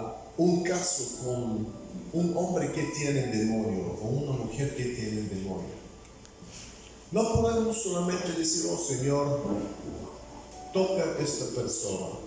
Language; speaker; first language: Spanish; non-native, fluent; Bulgarian